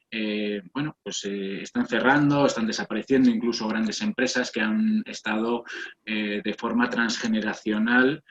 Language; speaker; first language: Spanish; native; Spanish